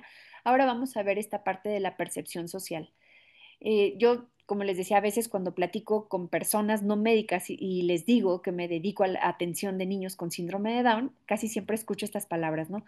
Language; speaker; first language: Spanish; native; Spanish